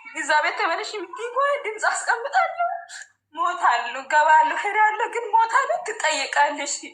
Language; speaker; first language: Amharic; non-native, local second language; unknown